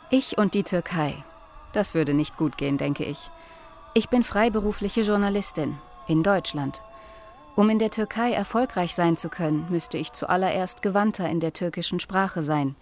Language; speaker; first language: German; native; German